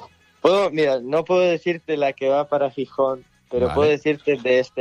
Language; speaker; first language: Spanish; early bilingual, other home language; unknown